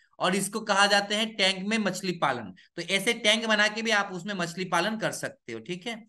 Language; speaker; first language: Hindi; non-native, local second language; Bangla